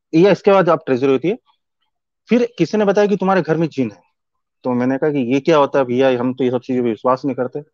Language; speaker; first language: Hindi; native; Hindi